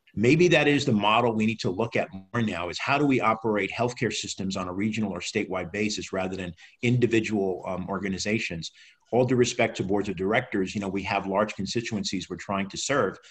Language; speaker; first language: English; native; English